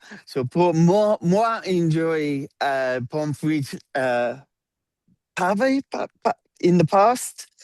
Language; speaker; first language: French; non-native, learner; English